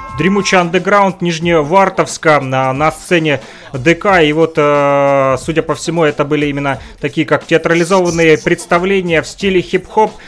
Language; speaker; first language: Russian; native; Russian